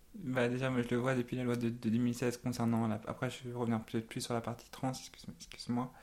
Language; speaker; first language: French; native; French